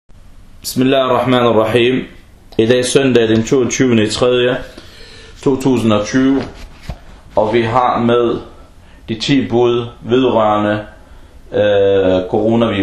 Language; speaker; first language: Danish; non-native, local second language; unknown